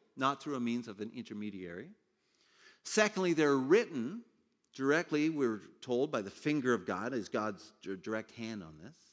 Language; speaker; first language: English; native; English